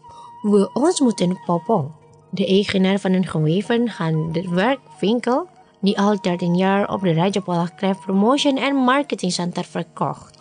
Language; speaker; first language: Dutch; non-native, fluent; Indonesian